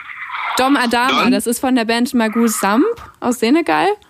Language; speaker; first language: German; native; German